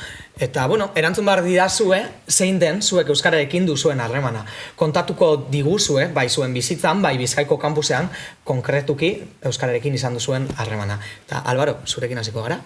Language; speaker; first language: Basque; native; Basque